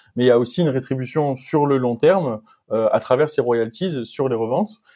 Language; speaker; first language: French; native; French